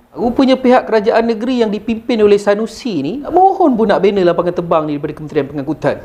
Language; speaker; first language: Malay; native; Malay